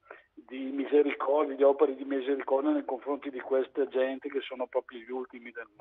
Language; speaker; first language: Italian; native; Italian